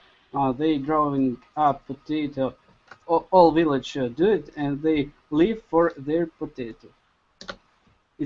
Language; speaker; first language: English; non-native, learner; Russian